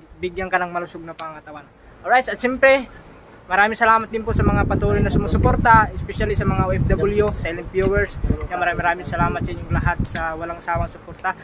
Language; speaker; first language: Filipino; non-native, local second language; Cebuano